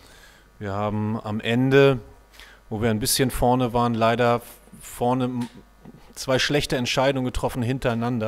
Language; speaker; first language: German; native; German